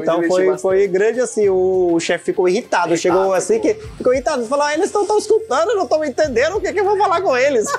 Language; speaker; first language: Portuguese; non-native, learner; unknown